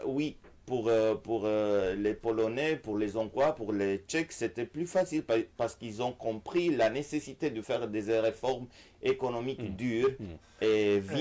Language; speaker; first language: French; non-native, fluent; Romanian